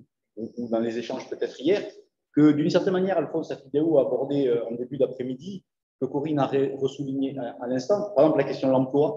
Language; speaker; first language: French; native; French